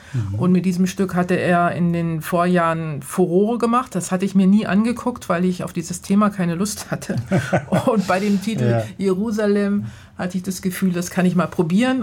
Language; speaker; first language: German; native; German